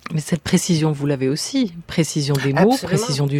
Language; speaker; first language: French; native; French